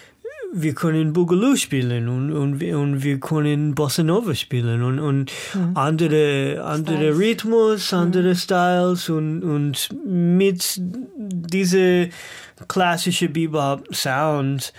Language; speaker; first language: German; non-native, learner; English